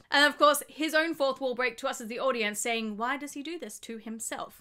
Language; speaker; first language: English; native; English